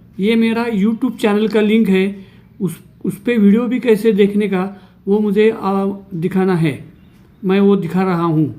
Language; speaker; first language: Hindi; non-native, local second language; Marathi